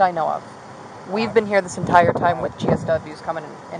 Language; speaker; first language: English; native; English